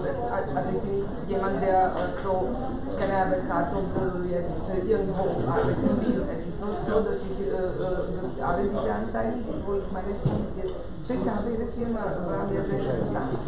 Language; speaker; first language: German; non-native, fluent; Serbian